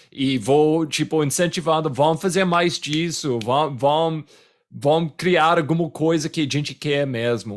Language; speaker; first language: Portuguese; non-native, fluent; English